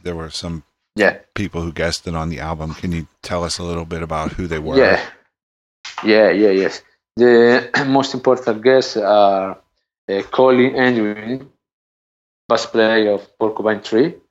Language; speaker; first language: English; non-native, learner; Italian